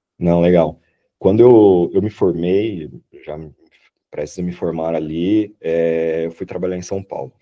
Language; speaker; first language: Portuguese; native; Portuguese